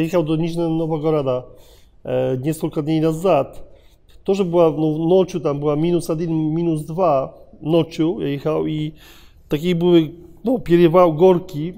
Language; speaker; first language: Russian; non-native, learner; Polish